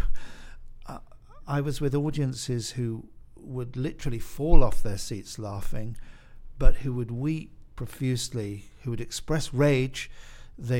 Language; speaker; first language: English; native; English